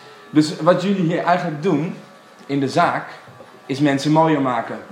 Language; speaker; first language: Dutch; native; Dutch